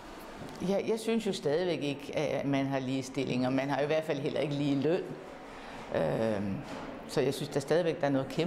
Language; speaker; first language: Danish; native; Danish